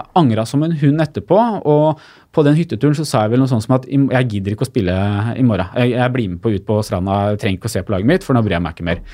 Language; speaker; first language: Norwegian; native; Norwegian